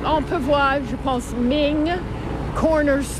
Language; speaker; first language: French; non-native, fluent; English